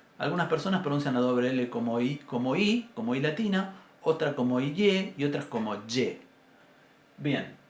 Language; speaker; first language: Spanish; native; Spanish